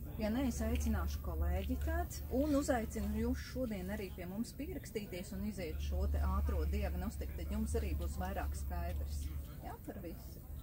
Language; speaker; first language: Latvian; native; Latvian